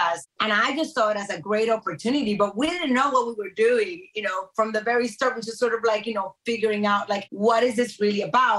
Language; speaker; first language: English; early bilingual, other home language; Spanish